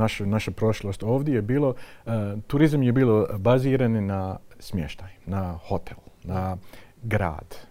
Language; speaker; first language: Croatian; non-native, fluent; Dutch